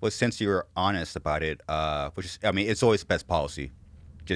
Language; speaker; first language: English; native; English